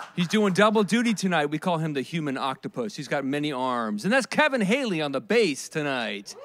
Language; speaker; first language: English; native; English